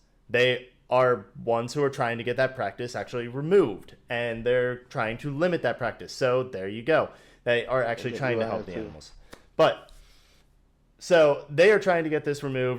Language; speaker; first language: English; native; English